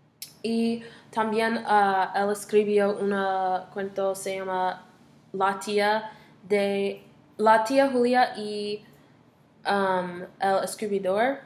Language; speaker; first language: Spanish; non-native, learner; English